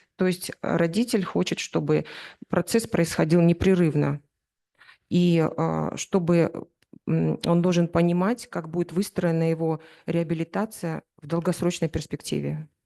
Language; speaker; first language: Russian; native; Russian